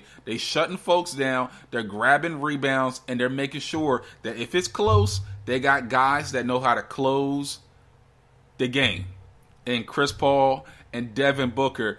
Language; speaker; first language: English; native; English